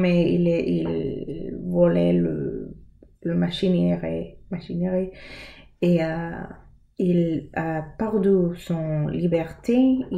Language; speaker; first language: French; non-native, learner; English